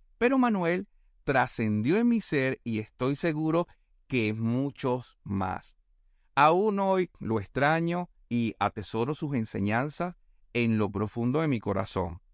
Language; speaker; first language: Spanish; native; Spanish